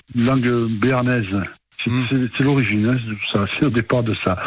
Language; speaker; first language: French; native; French